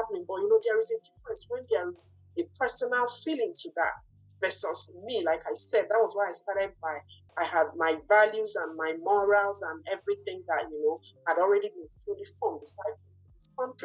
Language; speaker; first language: English; non-native, local second language; Igbo